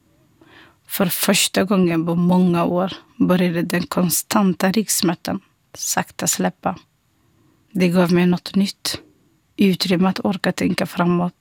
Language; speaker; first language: Swedish; non-native, fluent; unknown